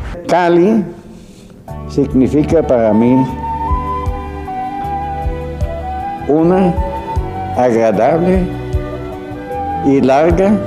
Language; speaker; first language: Spanish; non-native, fluent; German